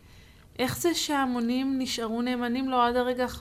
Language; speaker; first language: Hebrew; native; Hebrew